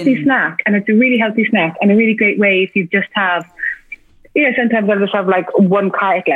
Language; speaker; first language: English; native; English